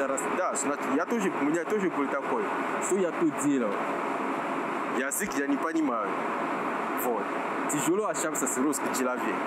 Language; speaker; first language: Russian; non-native, learner; French